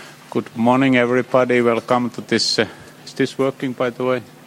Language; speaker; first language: English; non-native, fluent; Finnish